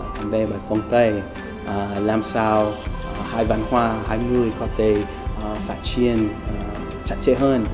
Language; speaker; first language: Vietnamese; non-native, learner; English